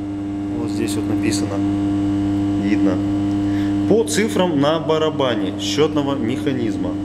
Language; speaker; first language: Russian; native; Russian